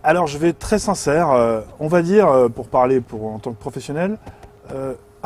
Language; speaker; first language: French; native; French